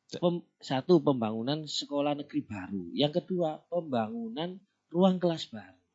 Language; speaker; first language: Indonesian; non-native, local second language; Javanese